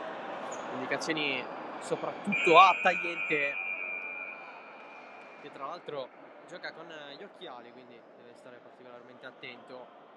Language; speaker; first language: Italian; native; Italian